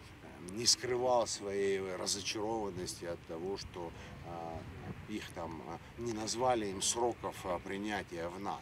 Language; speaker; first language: Russian; native; Russian